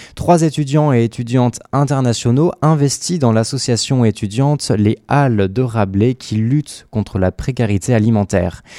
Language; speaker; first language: French; native; French